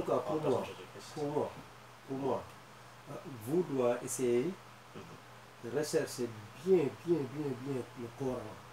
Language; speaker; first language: French; non-native, learner; Wolof